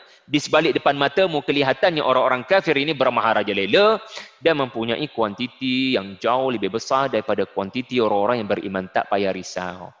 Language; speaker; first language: Malay; native; Malay